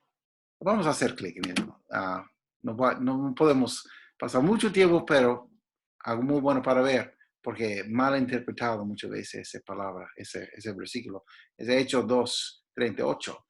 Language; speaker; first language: Spanish; non-native, fluent; English